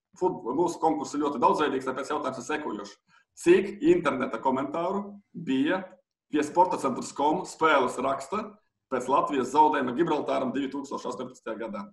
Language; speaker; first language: Latvian; non-native, local second language; Russian